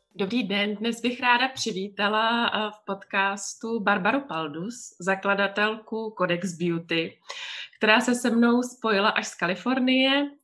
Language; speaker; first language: Czech; native; Czech